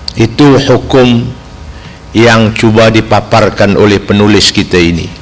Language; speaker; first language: Malay; native; Malay